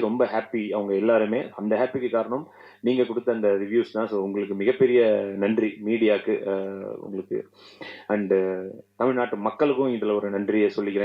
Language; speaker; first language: Tamil; native; Tamil